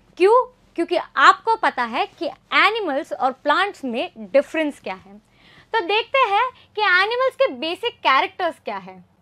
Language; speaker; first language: Hindi; native; Hindi